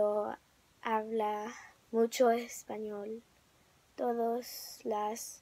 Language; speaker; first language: Spanish; early bilingual, heritage; English